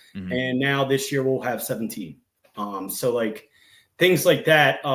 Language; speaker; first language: English; native; English